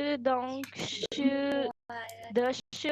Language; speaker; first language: Chinese; non-native, learner; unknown